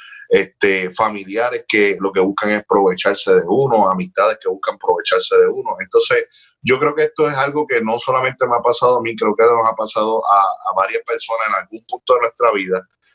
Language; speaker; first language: Spanish; early bilingual, heritage; Spanish